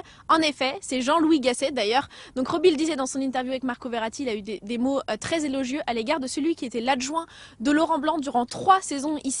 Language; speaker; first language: French; native; French